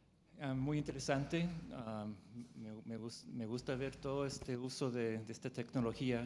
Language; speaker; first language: Spanish; non-native, fluent; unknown